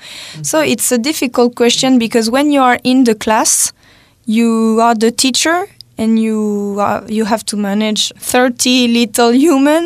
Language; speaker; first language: English; non-native, fluent; French